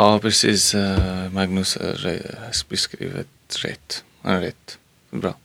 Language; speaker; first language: Swedish; non-native, learner; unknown